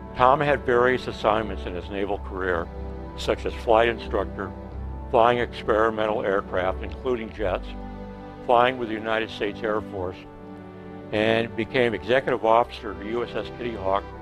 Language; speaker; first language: English; native; English